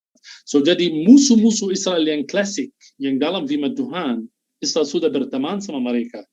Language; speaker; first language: Indonesian; non-native, fluent; Arabic